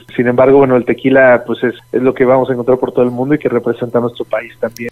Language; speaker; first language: Spanish; native; Spanish